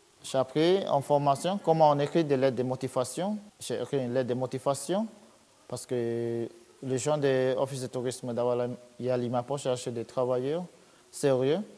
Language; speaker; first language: French; non-native, learner; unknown